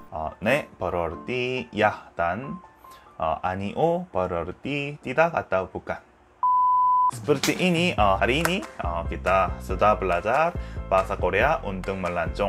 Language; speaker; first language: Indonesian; non-native, learner; Korean